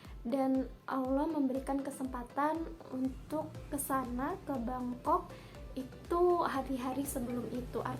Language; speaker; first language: Indonesian; native; Indonesian